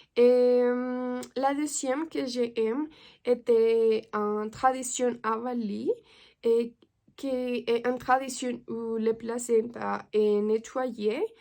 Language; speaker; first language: French; non-native, learner; Spanish